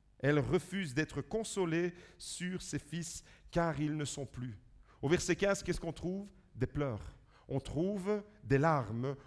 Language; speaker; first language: French; early bilingual, other home language; Italian